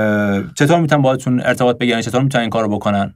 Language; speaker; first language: Persian; native; Persian